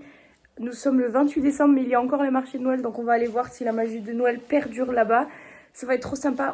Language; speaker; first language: French; native; French